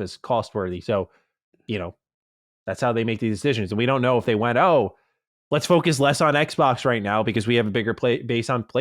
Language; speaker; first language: English; native; English